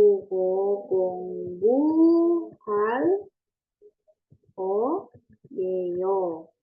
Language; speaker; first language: Korean; non-native, fluent; Indonesian